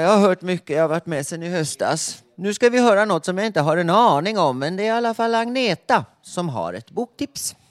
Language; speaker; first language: Swedish; native; Swedish